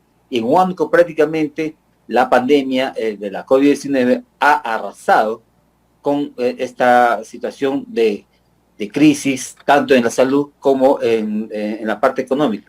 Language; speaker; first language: Spanish; native; Spanish